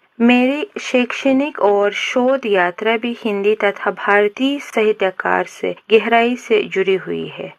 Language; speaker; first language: Hindi; non-native, fluent; Uzbek